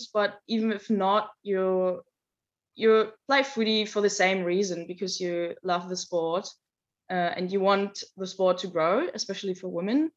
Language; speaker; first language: English; non-native, fluent; German